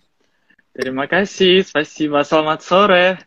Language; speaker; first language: Indonesian; non-native, fluent; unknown